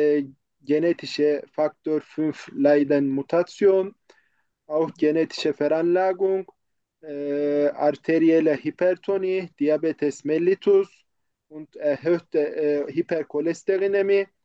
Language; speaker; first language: German; non-native, fluent; Turkish